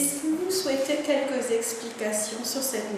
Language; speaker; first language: French; native; French